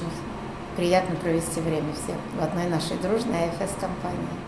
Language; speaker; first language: Russian; native; Russian